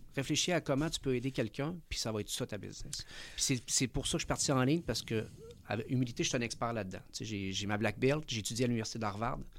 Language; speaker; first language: French; early bilingual, other home language; Spanish